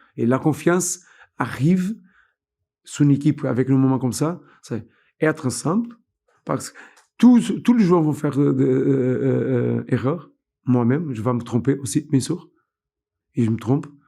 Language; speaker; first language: French; non-native, fluent; Portuguese